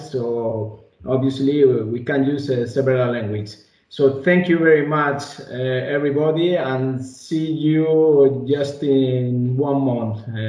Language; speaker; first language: English; non-native, fluent; Spanish